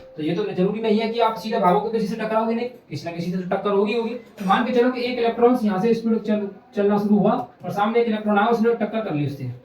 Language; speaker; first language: Hindi; native; Hindi